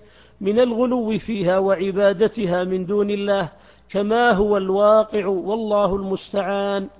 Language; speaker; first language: Arabic; native; Arabic